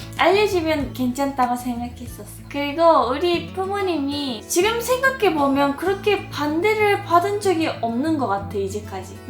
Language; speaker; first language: Korean; non-native, fluent; Japanese